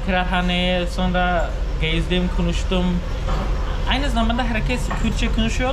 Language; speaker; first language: Turkish; non-native, fluent; Khmer